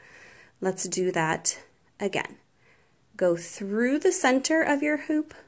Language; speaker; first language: English; native; English